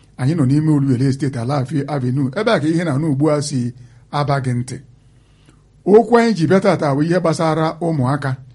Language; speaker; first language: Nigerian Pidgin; non-native, local second language; Igbo